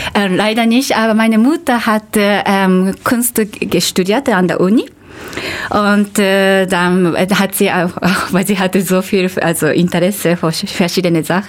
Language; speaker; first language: German; non-native, fluent; Japanese